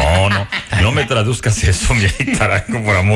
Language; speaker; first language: Spanish; native; Spanish